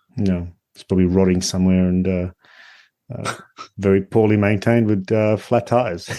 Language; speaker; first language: English; native; English